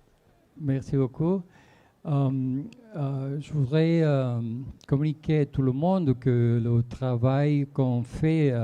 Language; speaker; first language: French; non-native, fluent; Spanish